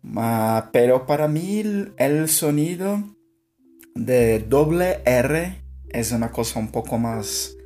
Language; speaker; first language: Spanish; non-native, learner; Portuguese